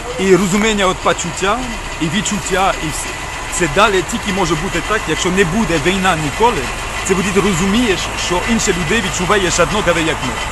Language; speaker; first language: Ukrainian; non-native, learner; French